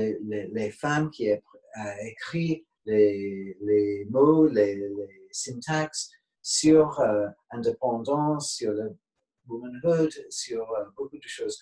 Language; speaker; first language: French; non-native, fluent; English